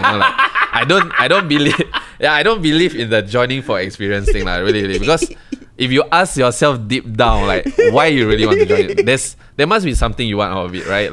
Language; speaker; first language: English; native; English